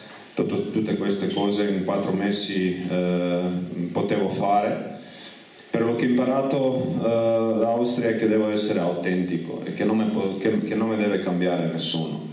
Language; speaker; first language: Italian; non-native, fluent; Croatian